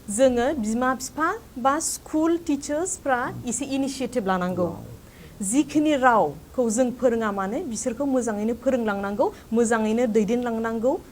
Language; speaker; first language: Bodo; non-native, local second language; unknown